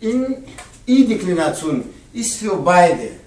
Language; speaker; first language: German; non-native, learner; Pashto